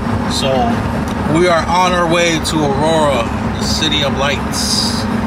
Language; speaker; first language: English; early bilingual, other home language; Spanish